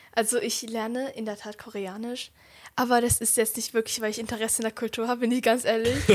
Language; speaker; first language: German; native; German